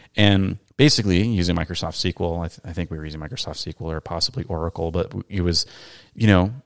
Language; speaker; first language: English; native; English